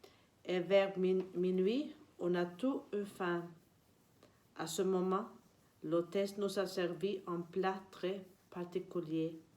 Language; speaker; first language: French; non-native, learner; Swedish